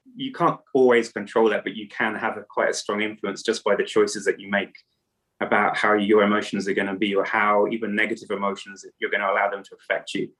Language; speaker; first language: English; native; English